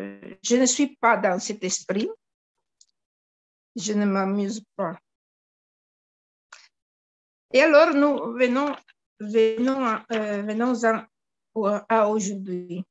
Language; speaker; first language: French; non-native, fluent; Italian